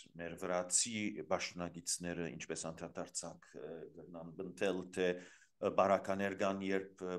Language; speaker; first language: Armenian; early bilingual, heritage; Armenian